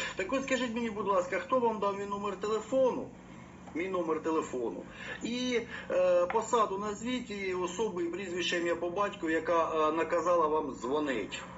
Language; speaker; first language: Ukrainian; non-native, local second language; Russian